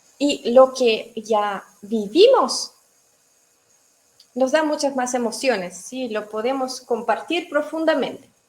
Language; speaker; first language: Spanish; non-native, fluent; Russian